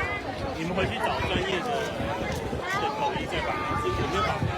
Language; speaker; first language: Chinese; native; Chinese